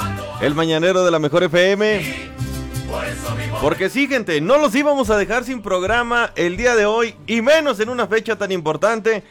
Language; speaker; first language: Spanish; native; Spanish